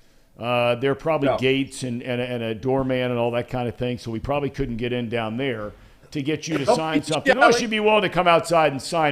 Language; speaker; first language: English; native; English